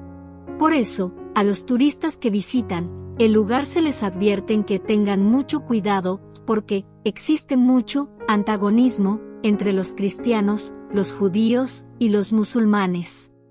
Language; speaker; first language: Spanish; native; Spanish